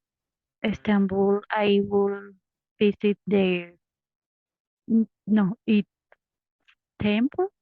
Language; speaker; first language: English; non-native, learner; Spanish